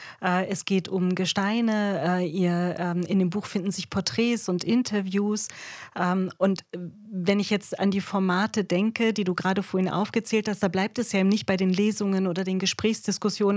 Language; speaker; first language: German; native; German